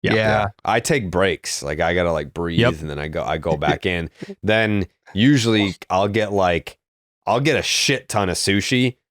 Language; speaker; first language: English; native; English